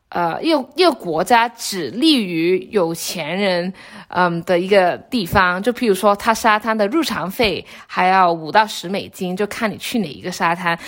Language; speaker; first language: Chinese; non-native, local second language; Cantonese